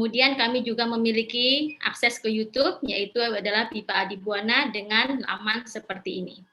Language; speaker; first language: Indonesian; native; Indonesian